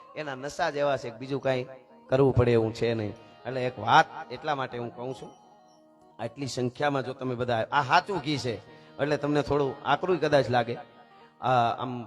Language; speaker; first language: Gujarati; native; Gujarati